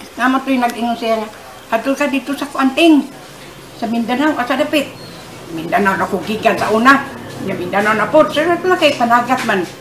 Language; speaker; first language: Cebuano; native; Cebuano